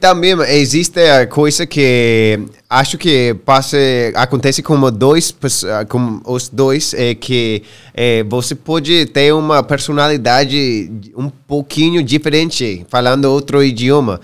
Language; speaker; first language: Portuguese; non-native, learner; English